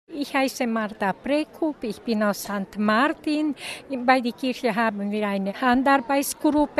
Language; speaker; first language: German; non-native, local second language; Romanian